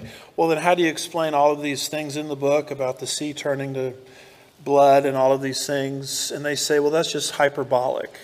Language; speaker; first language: English; native; English